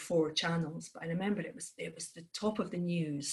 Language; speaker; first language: English; native; English